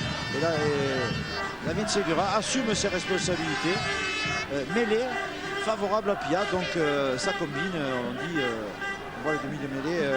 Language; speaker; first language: French; native; French